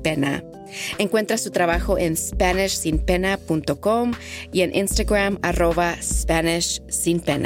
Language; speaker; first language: Spanish; early bilingual, heritage; Spanish